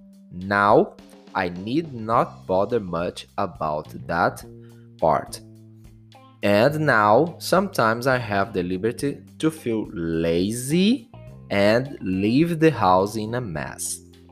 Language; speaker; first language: English; non-native, fluent; Portuguese